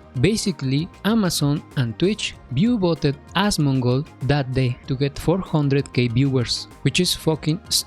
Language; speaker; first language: English; non-native, fluent; Spanish